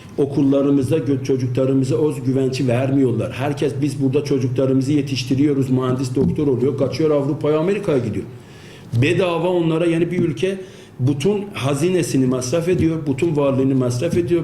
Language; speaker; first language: Turkish; non-native, fluent; Azerbaijani